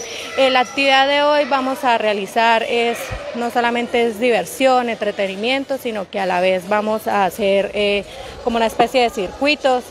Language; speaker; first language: Spanish; native; Spanish